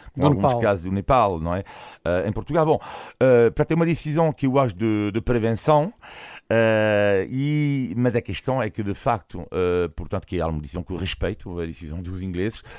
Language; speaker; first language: Portuguese; non-native, fluent; French